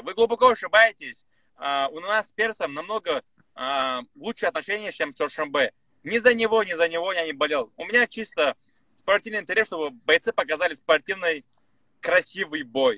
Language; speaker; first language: Russian; native; Russian